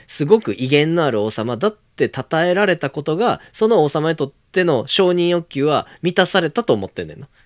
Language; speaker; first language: Japanese; native; Japanese